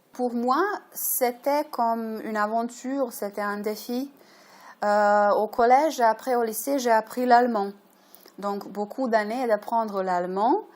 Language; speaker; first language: French; non-native, fluent; Serbian